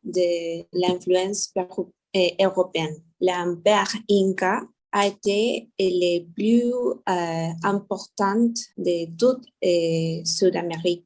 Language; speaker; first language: French; non-native, learner; Spanish